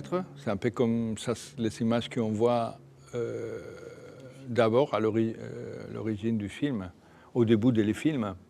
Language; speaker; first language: French; non-native, fluent; Spanish